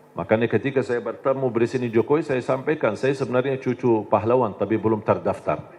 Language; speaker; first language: Indonesian; non-native, fluent; Arabic